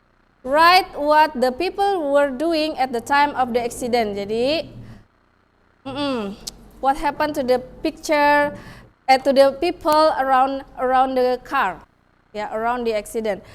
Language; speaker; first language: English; non-native, fluent; Indonesian